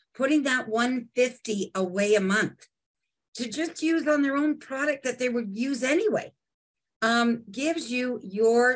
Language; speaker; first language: English; native; English